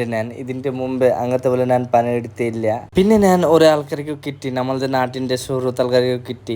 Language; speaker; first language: Malayalam; non-native, learner; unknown